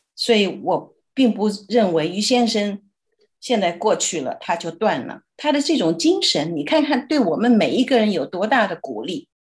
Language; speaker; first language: Chinese; native; Chinese